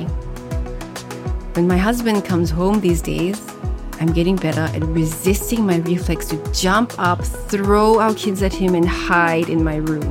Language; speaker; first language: English; non-native, local second language; Malay